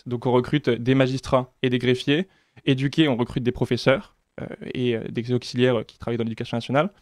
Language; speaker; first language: French; native; French